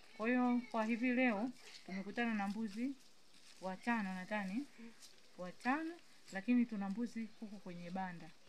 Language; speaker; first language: Swahili; native; Swahili